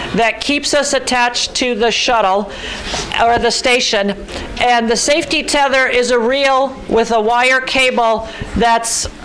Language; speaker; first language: English; early bilingual, other home language; Ukrainian